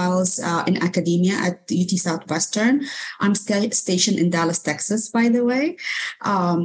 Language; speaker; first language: English; non-native, fluent; Arabic